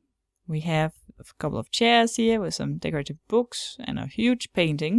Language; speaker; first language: English; non-native, fluent; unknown